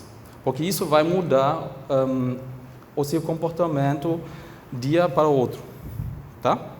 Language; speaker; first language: Portuguese; non-native, fluent; German